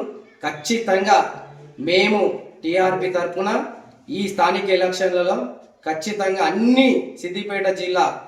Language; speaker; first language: Telugu; native; Telugu